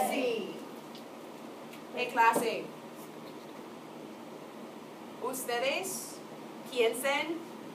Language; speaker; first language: Spanish; non-native, fluent; English